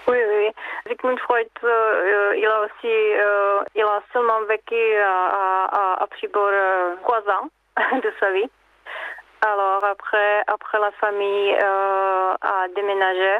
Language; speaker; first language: French; non-native, learner; Czech